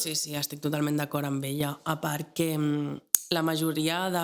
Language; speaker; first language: Catalan; native; Catalan